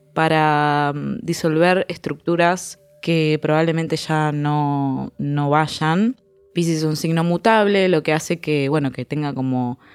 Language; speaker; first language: Spanish; native; Spanish